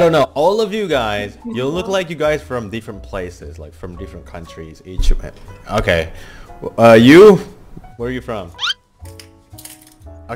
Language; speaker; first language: English; non-native, fluent; Indonesian